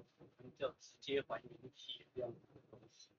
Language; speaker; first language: Chinese; native; Chinese